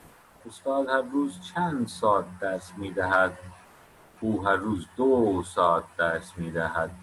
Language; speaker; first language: Persian; non-native, fluent; Urdu